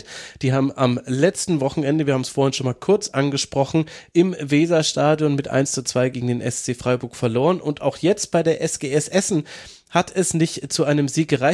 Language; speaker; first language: German; native; German